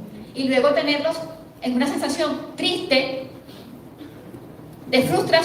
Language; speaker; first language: Spanish; native; Spanish